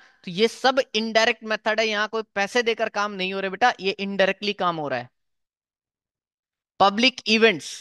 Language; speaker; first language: Hindi; native; Hindi